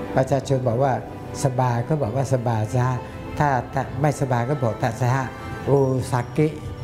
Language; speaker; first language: Thai; non-native, local second language; Malay